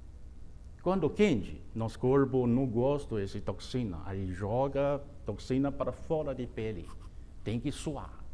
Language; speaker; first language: Portuguese; non-native, fluent; Chinese